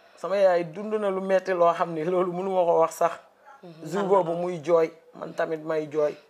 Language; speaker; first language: Wolof; native; Wolof